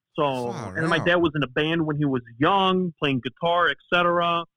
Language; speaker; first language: English; early bilingual, other home language; Greek